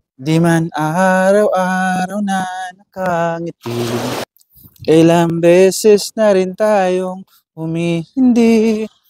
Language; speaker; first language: Filipino; non-native, local second language; Waray